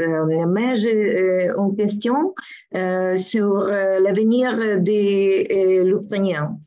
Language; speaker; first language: French; non-native, learner; Ukrainian